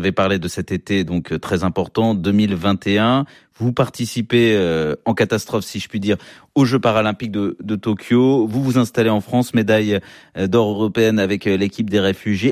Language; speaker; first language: French; native; French